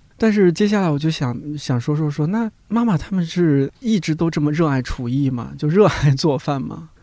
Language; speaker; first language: Chinese; native; Chinese